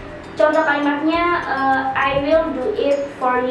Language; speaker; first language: English; non-native, learner; Indonesian